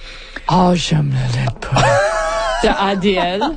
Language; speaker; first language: French; non-native, learner; English